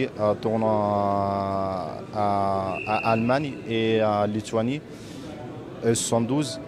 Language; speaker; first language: French; non-native, learner; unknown